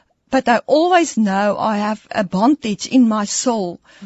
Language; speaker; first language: English; non-native, learner; Afrikaans